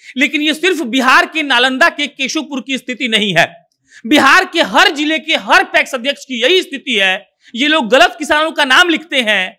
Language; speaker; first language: Hindi; native; Hindi